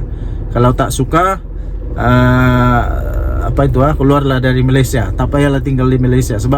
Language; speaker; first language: Malay; native; Malay